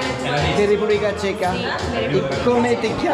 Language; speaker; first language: Italian; non-native, learner; French